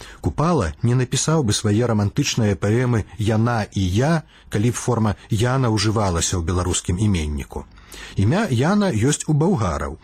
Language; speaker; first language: Belarusian; native; Belarusian